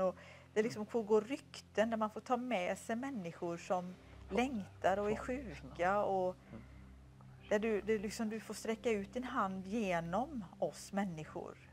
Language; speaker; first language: Swedish; native; Swedish